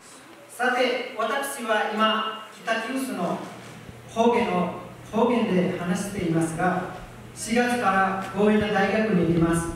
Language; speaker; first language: Japanese; non-native, learner; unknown